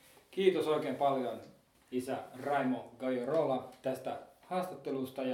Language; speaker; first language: Finnish; native; Finnish